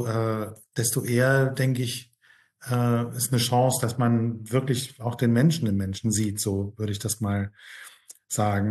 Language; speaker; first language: German; native; German